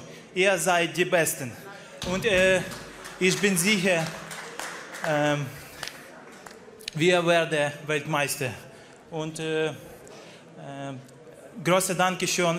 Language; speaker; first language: German; non-native, learner; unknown